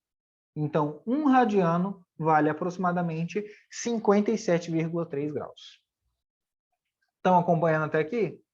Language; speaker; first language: Portuguese; native; Portuguese